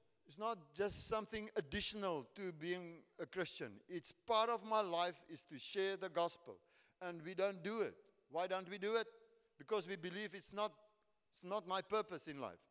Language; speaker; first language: English; non-native, local second language; Afrikaans